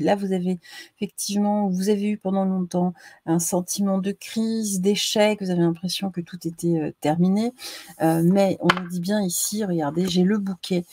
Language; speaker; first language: French; native; French